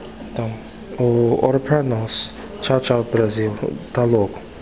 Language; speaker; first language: Portuguese; non-native, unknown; English